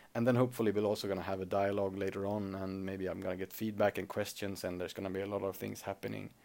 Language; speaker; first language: English; non-native, fluent; Swedish